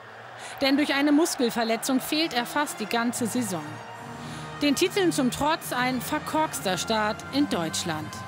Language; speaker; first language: German; native; German